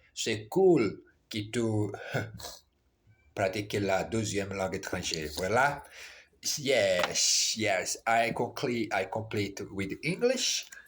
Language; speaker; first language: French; non-native, learner; Portuguese